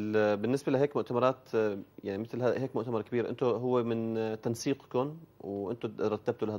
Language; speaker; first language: Arabic; native; Arabic